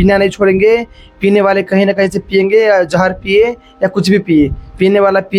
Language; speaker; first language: Hindi; native; Hindi